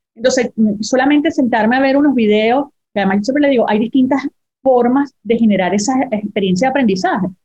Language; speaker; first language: Spanish; native; Spanish